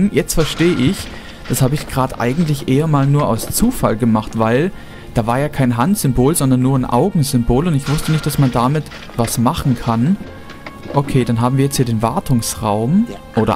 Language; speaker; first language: German; native; German